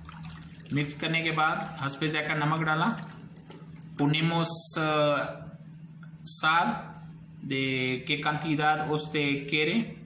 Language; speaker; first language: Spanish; non-native, learner; Urdu